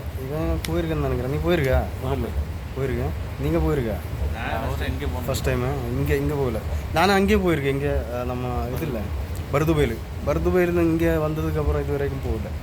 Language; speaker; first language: Tamil; non-native, local second language; Malayalam